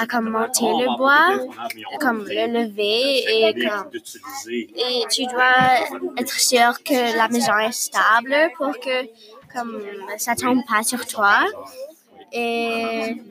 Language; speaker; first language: French; non-native, learner; English